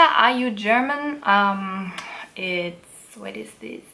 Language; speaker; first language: English; non-native, fluent; German